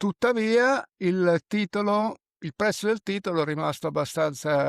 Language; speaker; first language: Italian; native; Italian